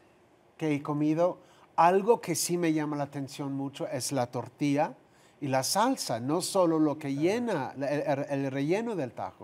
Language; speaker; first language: Spanish; non-native, fluent; English